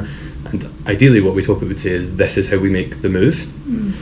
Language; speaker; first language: English; native; English